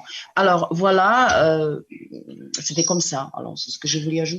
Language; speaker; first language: French; non-native, fluent; Czech